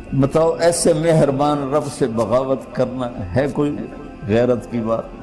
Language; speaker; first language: Urdu; non-native, local second language; Punjabi